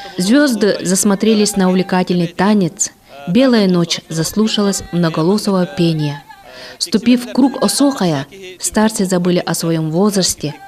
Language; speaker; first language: Russian; non-native, local second language; Yakut